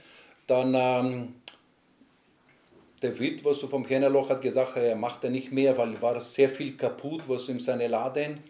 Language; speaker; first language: German; non-native, learner; Greek